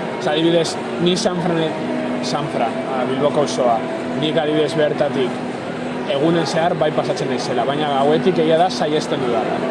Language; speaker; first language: Basque; non-native, local second language; Spanish